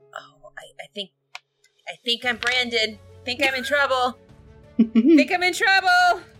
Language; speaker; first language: English; native; English